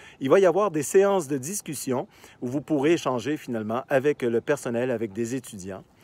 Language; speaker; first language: French; native; French